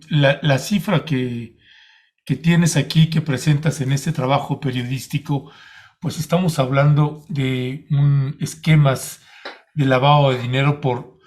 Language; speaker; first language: Spanish; native; Spanish